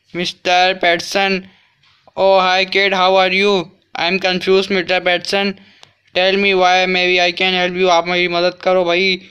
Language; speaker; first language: Hindi; native; Hindi